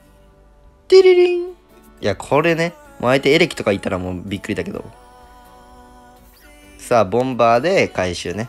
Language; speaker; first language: Japanese; native; Japanese